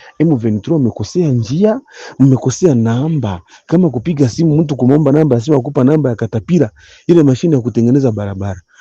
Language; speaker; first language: Swahili; non-native, local second language; Kinyarwanda